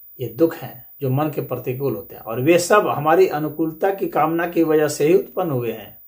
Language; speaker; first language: Hindi; native; Hindi